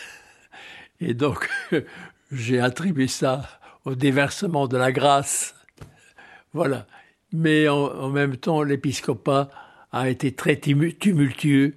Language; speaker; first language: French; native; French